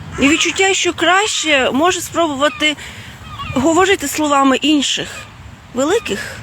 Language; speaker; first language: Ukrainian; non-native, fluent; Lithuanian